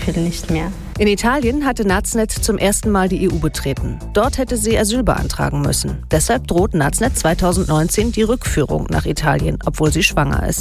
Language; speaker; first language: German; native; German